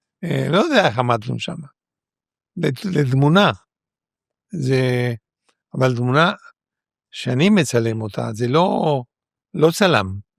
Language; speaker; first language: Hebrew; non-native, fluent; Spanish